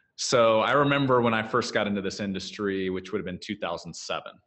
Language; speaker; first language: English; native; English